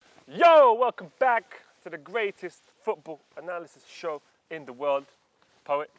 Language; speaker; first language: English; early bilingual, other home language; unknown